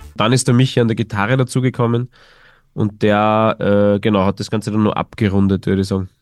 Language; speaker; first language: German; native; German